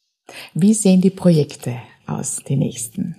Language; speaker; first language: German; native; German